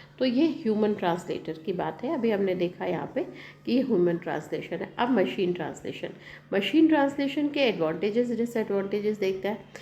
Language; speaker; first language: Hindi; native; Hindi